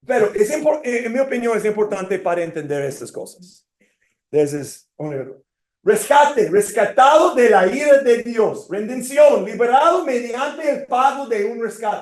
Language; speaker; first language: Spanish; non-native, fluent; English